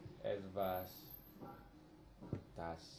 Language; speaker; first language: German; non-native, learner; Spanish